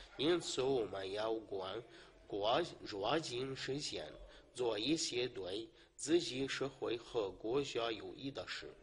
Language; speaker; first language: Chinese; non-native, learner; Arabic